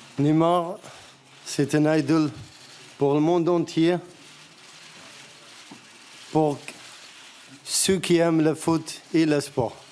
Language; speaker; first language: French; non-native, learner; Arabic